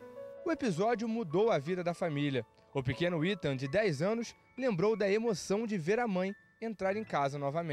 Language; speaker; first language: Portuguese; native; Portuguese